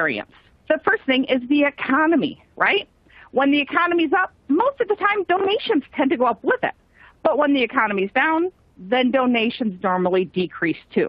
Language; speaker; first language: English; native; English